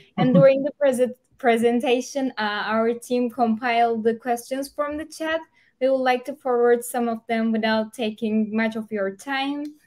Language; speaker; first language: English; non-native, fluent; Turkish